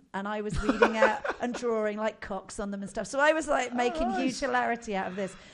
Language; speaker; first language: English; native; English